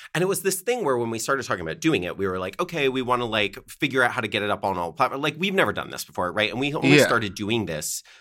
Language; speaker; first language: English; native; English